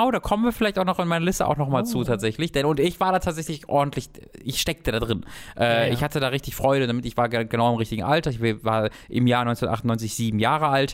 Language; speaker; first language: German; native; German